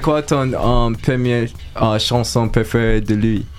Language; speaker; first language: French; non-native, learner; English